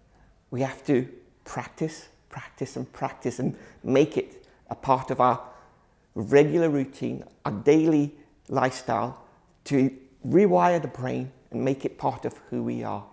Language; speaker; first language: English; early bilingual, other home language; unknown